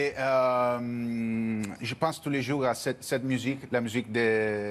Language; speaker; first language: French; non-native, learner; Italian